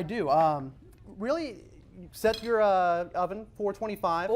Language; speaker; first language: English; native; English